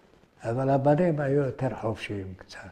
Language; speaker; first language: Hebrew; early bilingual, other home language; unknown